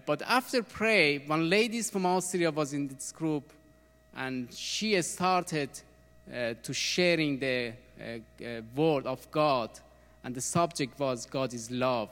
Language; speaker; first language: English; non-native, learner; Persian